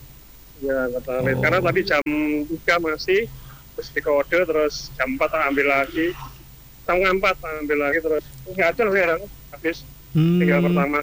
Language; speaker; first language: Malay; non-native, local second language; Javanese